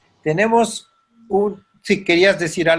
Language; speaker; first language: Spanish; native; Spanish